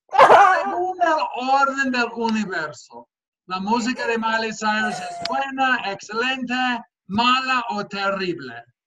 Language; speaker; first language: Spanish; non-native, fluent; English